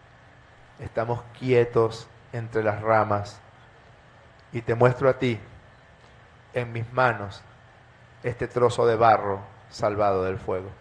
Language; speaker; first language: Spanish; native; Spanish